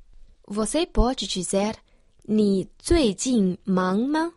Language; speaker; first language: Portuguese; non-native, fluent; Chinese